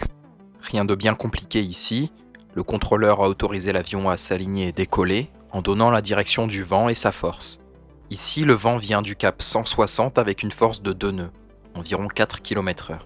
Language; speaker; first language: French; native; French